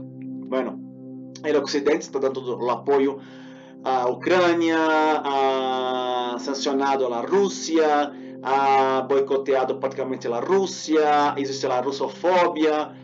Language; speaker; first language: Portuguese; non-native, fluent; Spanish